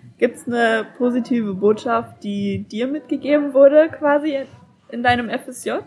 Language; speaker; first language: German; native; German